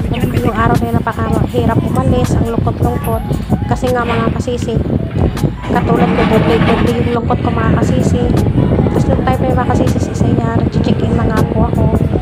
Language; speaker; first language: Filipino; non-native, local second language; Cebuano